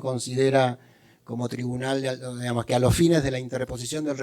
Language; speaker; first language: Spanish; native; Spanish